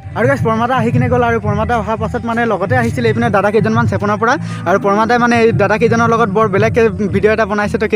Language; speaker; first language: Assamese; non-native, local second language; Bhojpuri